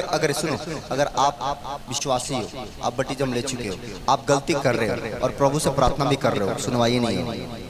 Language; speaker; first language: Hindi; native; Hindi